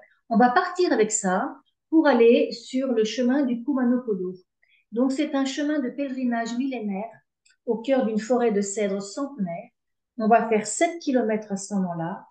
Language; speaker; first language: French; native; French